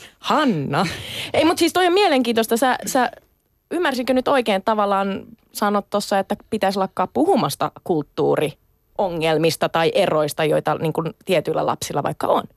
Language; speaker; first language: Finnish; native; Finnish